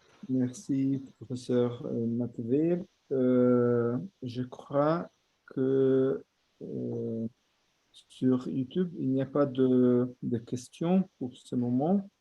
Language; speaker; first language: French; non-native, fluent; Portuguese